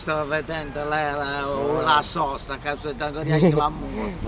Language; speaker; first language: Italian; native; Italian